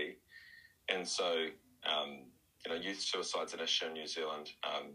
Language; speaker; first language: English; native; English